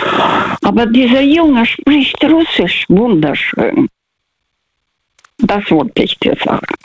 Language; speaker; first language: German; early bilingual, heritage; Russian